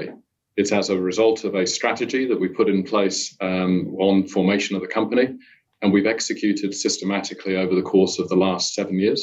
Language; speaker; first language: English; native; English